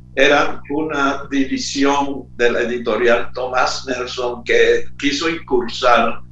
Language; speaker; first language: Spanish; native; Spanish